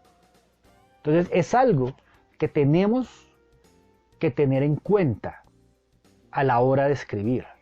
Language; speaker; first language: Spanish; native; Spanish